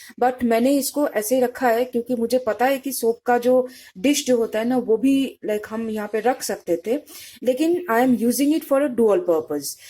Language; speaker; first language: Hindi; non-native, local second language; Bangla